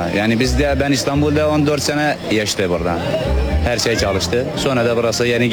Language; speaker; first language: Turkish; non-native, learner; Arabic